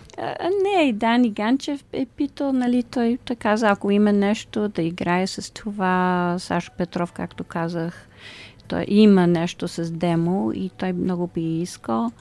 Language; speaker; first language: Bulgarian; early bilingual, heritage; Bulgarian